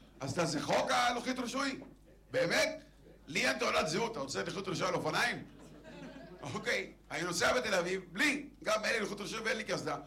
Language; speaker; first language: Hebrew; non-native, local second language; Arabic